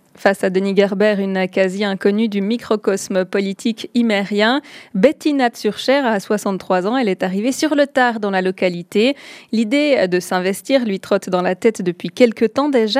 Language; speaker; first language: French; native; French